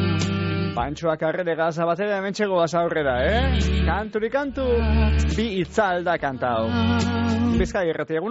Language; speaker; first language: Basque; native; Basque